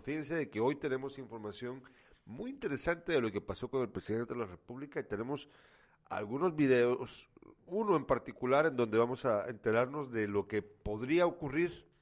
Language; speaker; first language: Spanish; native; Spanish